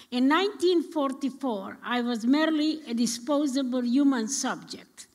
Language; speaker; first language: English; non-native, fluent; Romanian